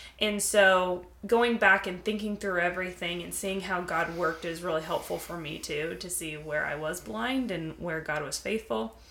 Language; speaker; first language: English; native; English